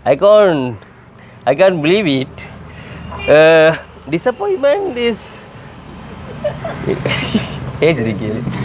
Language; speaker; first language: English; non-native, local second language; Tamil